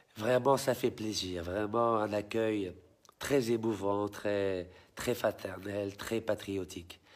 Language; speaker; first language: French; non-native, local second language; Arabic